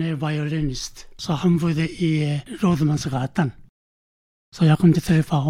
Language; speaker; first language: Swedish; non-native, learner; Korean